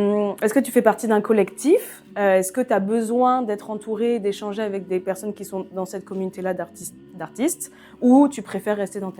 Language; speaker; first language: French; native; French